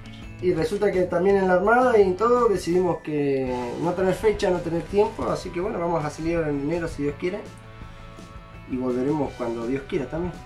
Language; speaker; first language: Spanish; native; Spanish